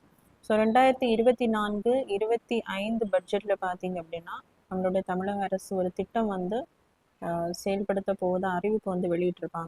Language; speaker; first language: Tamil; native; Tamil